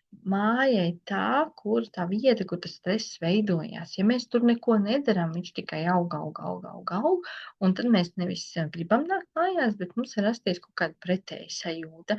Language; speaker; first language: Latvian; native; Latvian